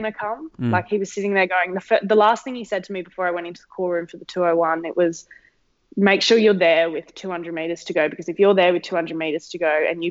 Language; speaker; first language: English; native; English